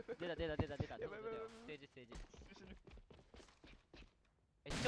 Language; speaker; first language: Japanese; native; Japanese